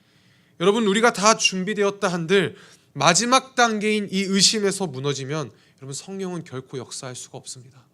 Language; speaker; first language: Korean; native; Korean